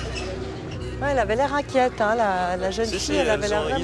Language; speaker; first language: French; native; French